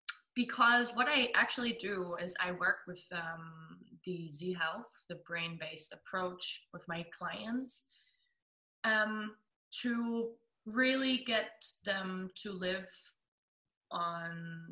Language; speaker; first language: English; non-native, fluent; German